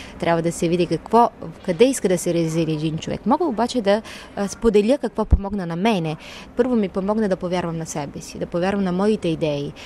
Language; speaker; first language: Bulgarian; native; Bulgarian